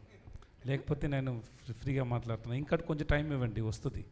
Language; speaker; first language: Telugu; non-native, learner; Tamil